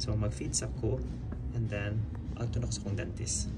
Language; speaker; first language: Cebuano; non-native, local second language; Filipino